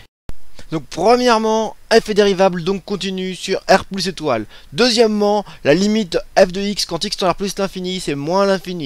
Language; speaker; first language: French; native; French